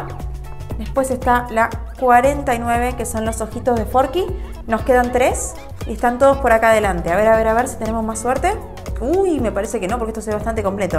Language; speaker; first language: Spanish; native; Spanish